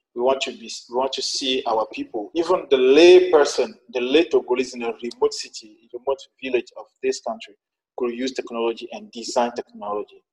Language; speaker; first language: English; non-native, fluent; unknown